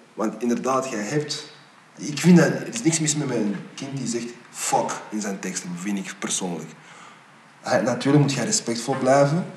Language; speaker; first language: Dutch; early bilingual, other home language; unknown